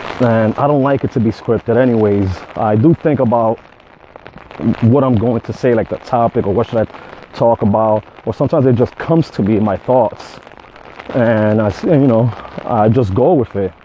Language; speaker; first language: English; native; English